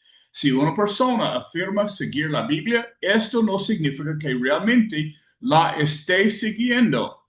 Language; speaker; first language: Spanish; non-native, learner; English